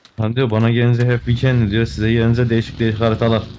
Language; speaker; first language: Turkish; native; Turkish